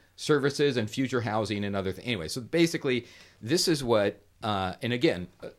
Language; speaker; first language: English; native; English